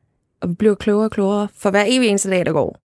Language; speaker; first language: Danish; native; Danish